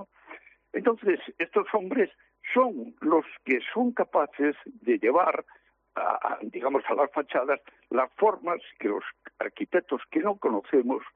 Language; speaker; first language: Spanish; native; Spanish